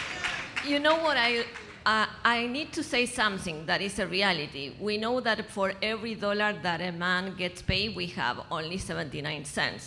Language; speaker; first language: English; non-native, fluent; Spanish